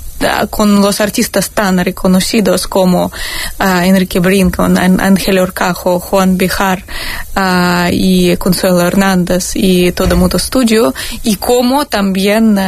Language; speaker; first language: Spanish; non-native, learner; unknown